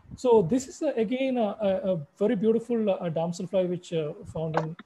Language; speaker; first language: English; non-native, local second language; Malayalam